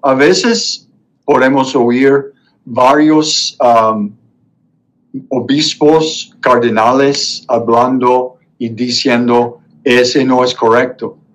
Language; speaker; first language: Spanish; non-native, fluent; English